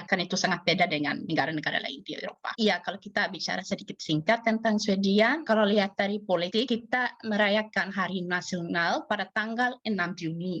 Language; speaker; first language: Indonesian; non-native, fluent; Swedish